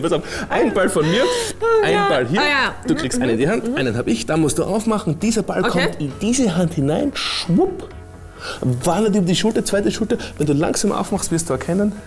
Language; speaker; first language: German; native; German